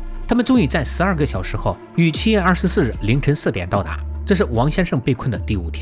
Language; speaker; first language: Chinese; native; Chinese